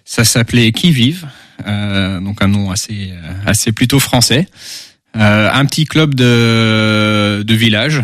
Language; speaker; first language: French; early bilingual, heritage; Dutch